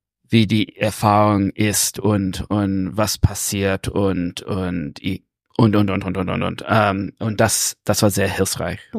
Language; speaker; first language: German; non-native, learner; English